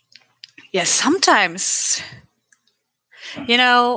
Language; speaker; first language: English; non-native, learner; Japanese